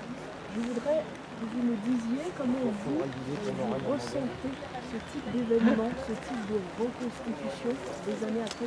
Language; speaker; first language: French; native; French